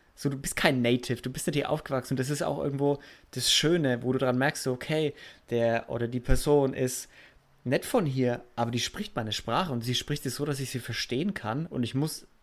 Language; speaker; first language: German; native; German